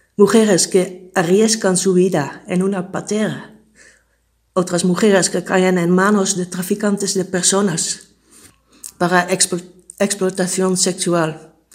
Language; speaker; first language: Spanish; non-native, fluent; Dutch